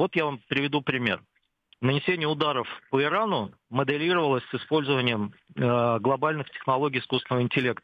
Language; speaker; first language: Russian; native; Russian